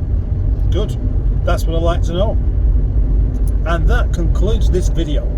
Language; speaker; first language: English; native; English